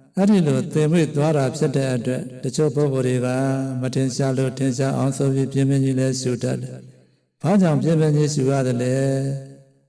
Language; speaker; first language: Burmese; native; Burmese